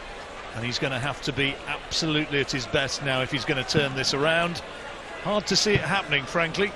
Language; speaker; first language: English; native; English